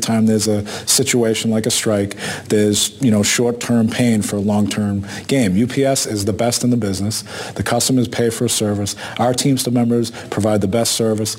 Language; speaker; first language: English; native; English